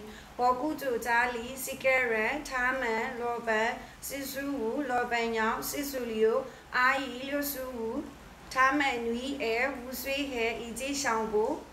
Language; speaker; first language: Chinese; non-native, learner; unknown